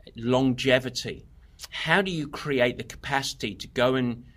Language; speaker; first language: English; native; English